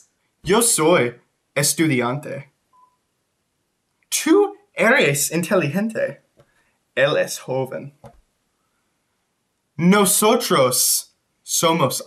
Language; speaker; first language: Spanish; non-native, learner; English